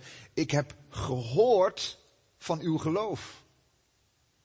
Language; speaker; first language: Dutch; native; Dutch